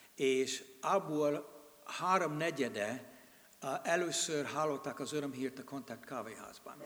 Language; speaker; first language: Hungarian; non-native, fluent; English